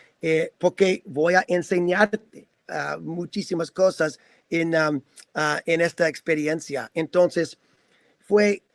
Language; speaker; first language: Spanish; non-native, fluent; English